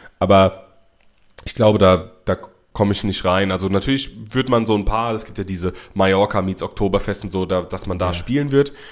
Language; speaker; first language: German; native; German